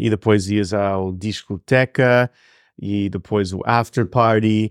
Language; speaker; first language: Portuguese; non-native, fluent; English